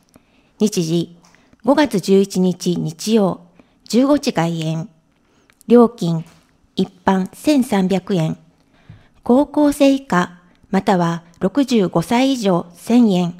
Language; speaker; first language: Japanese; native; Japanese